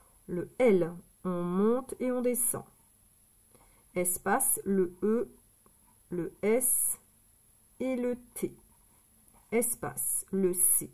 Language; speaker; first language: French; native; French